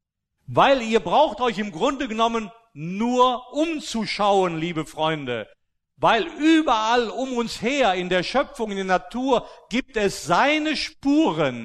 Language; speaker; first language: German; native; German